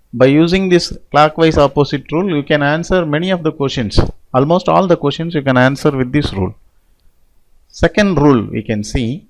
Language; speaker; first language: English; non-native, local second language; Tamil